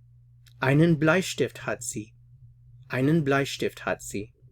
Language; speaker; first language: German; non-native, fluent; English